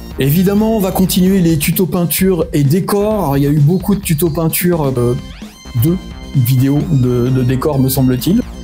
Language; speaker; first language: French; native; French